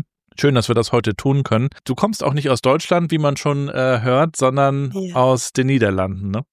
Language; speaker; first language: German; native; German